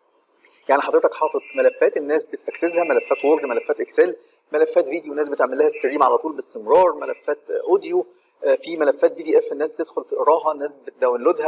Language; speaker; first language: Arabic; native; Arabic